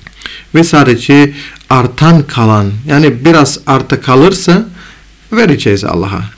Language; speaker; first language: Turkish; non-native, fluent; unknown